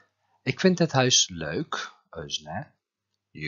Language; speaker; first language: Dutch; non-native, fluent; Turkish